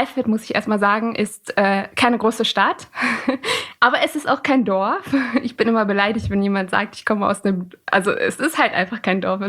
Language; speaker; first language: German; early bilingual, other home language; Persian